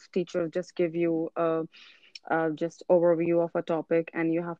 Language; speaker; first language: English; non-native, local second language; Urdu